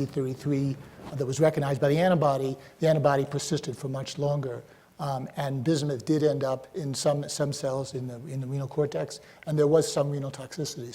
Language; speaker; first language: English; native; English